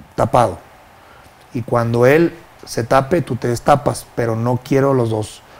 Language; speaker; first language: Spanish; native; Spanish